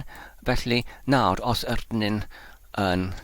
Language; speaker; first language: Welsh; non-native, learner; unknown